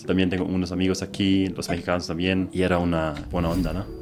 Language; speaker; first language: Spanish; non-native, fluent; German